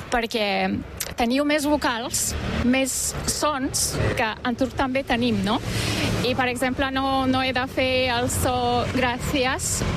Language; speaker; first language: Catalan; non-native, fluent; Turkish